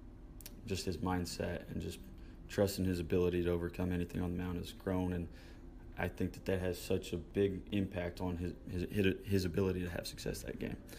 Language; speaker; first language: English; native; English